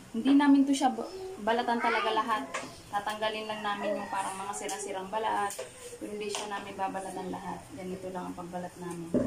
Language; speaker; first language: Filipino; non-native, local second language; Cebuano